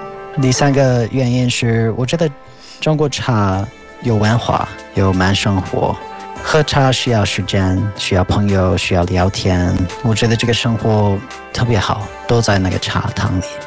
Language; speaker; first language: Chinese; non-native, fluent; English